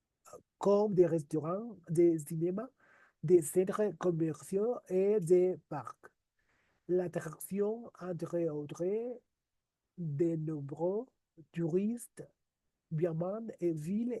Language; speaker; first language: French; non-native, learner; Spanish